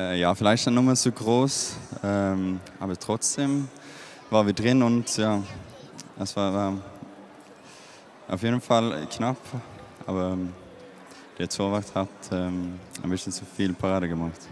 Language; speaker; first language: German; non-native, learner; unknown